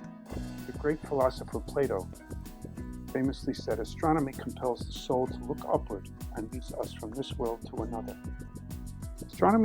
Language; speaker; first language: English; native; English